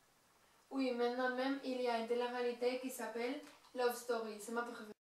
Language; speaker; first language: French; non-native, learner; Spanish